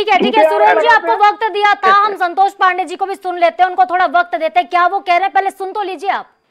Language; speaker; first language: Hindi; native; Hindi